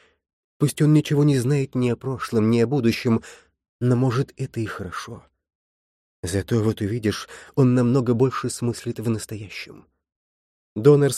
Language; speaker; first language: Russian; native; Russian